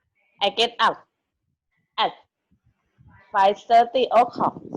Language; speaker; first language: English; non-native, learner; Thai